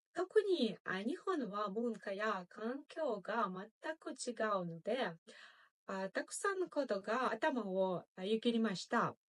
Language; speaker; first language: Japanese; non-native, fluent; Ukrainian